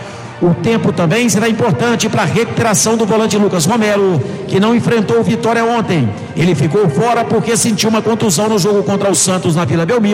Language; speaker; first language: Portuguese; native; Portuguese